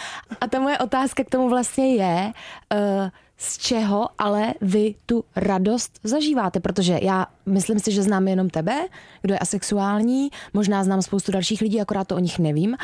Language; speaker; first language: Czech; native; Czech